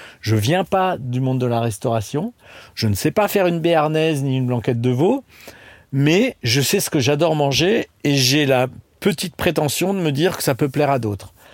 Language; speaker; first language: French; native; French